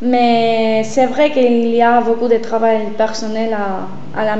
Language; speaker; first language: French; non-native, learner; Spanish